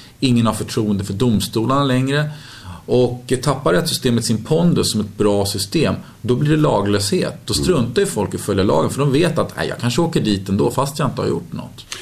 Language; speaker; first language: Swedish; native; Swedish